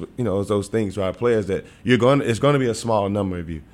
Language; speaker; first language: English; native; English